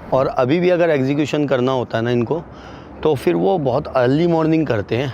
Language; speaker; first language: Hindi; native; Hindi